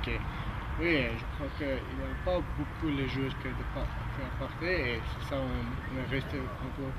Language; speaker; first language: French; non-native, learner; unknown